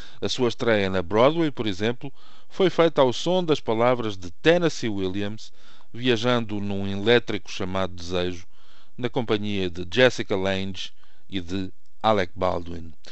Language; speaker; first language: Portuguese; native; Portuguese